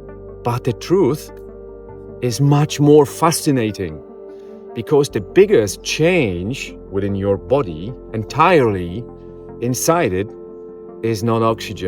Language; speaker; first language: English; non-native, fluent; Polish